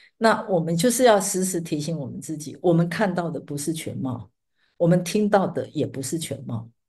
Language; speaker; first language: Chinese; native; Chinese